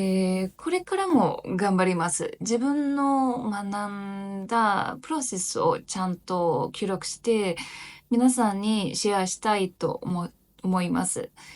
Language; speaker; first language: Japanese; non-native, learner; Chinese